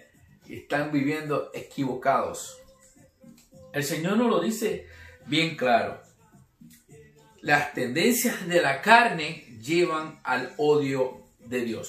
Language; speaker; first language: Spanish; native; Spanish